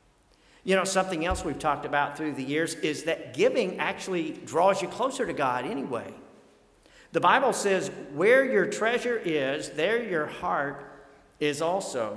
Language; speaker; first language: English; native; English